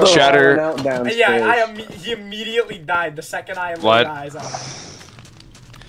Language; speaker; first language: English; native; English